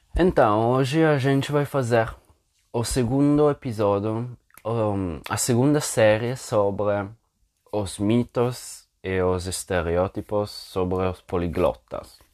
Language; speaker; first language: Portuguese; non-native, fluent; Italian